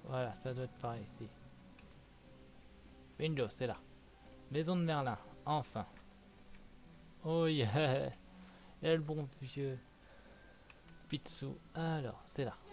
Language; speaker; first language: French; native; French